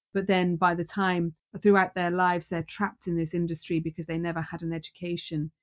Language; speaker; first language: English; native; English